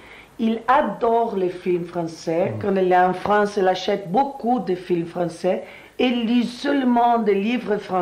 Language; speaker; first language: French; non-native, learner; Portuguese